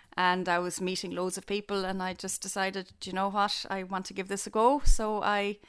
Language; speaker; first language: English; native; English